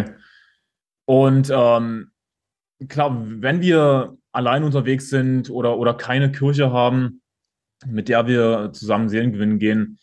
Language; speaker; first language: German; native; German